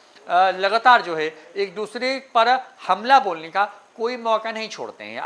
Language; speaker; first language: Hindi; native; Hindi